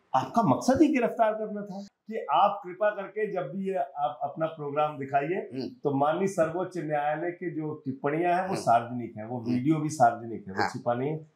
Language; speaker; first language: Hindi; native; Hindi